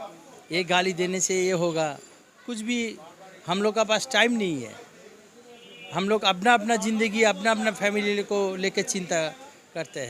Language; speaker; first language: Hindi; non-native, local second language; Bangla